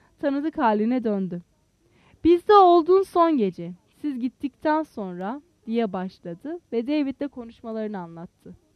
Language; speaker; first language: Turkish; native; Turkish